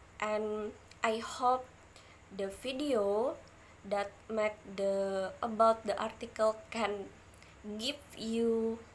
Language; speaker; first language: English; non-native, learner; Indonesian